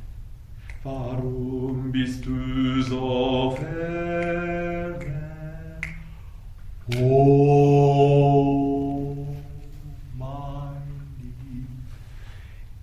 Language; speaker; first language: Japanese; native; Japanese